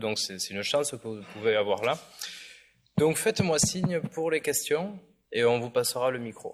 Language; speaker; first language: French; native; French